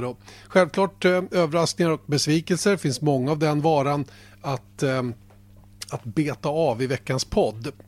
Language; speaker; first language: Swedish; native; Swedish